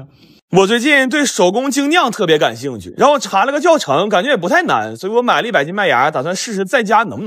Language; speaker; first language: Chinese; native; Chinese